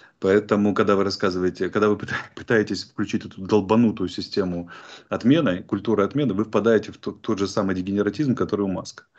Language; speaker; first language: Russian; native; Russian